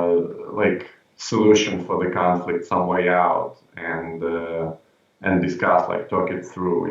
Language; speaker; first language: English; non-native, fluent; Ukrainian